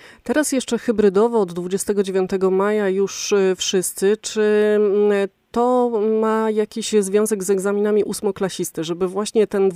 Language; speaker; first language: Polish; native; Polish